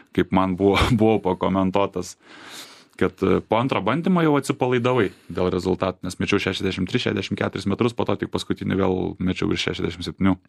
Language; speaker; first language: Lithuanian; native; Lithuanian